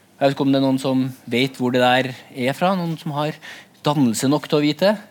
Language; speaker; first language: Norwegian; native; Norwegian